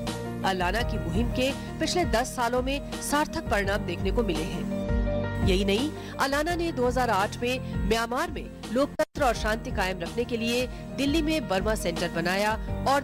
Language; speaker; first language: Hindi; native; Hindi